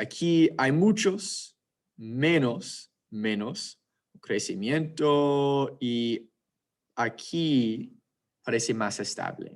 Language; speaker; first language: Spanish; non-native, fluent; English